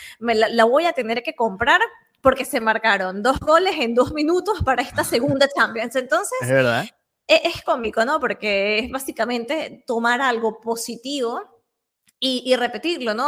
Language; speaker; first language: Spanish; native; Spanish